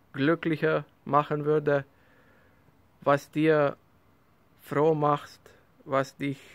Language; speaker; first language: German; non-native, learner; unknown